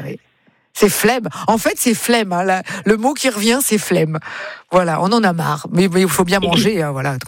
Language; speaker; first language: French; native; French